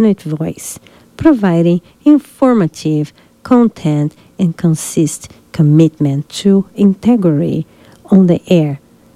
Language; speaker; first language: English; non-native, fluent; Portuguese